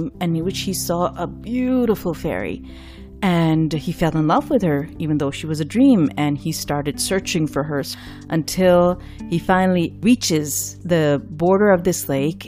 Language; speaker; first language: English; non-native, local second language; Urdu